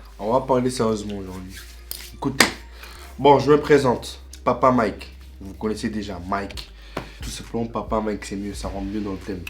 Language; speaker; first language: French; native; French